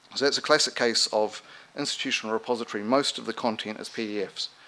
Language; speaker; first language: English; native; English